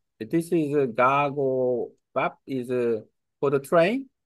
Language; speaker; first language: English; non-native, learner; Korean